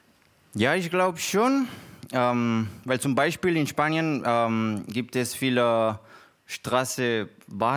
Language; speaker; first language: German; non-native, learner; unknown